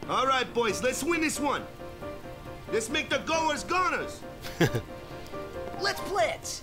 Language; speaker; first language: English; native; English